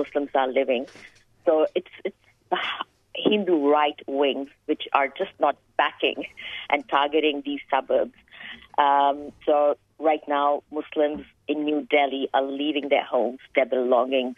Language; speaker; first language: English; non-native, local second language; Hindi